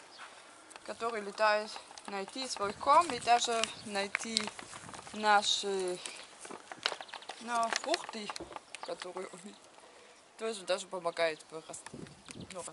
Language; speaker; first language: Russian; non-native, learner; German